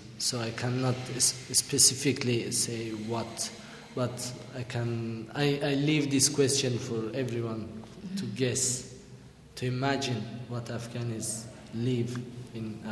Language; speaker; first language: English; non-native, learner; Persian